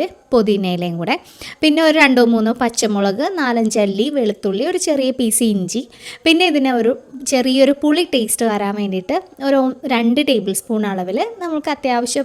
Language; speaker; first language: Malayalam; native; Malayalam